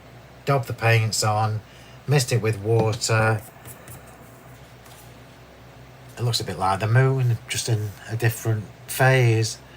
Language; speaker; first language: English; native; English